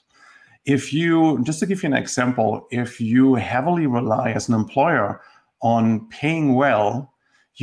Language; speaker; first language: English; non-native, fluent; German